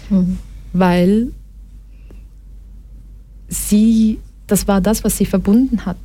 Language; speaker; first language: German; early bilingual, other home language; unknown